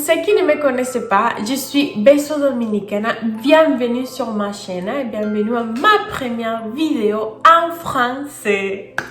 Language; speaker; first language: French; non-native, fluent; Spanish